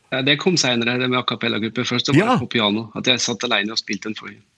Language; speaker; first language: Norwegian; non-native, fluent; German